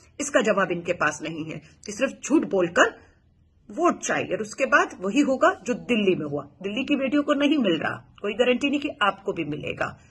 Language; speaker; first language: Hindi; native; Hindi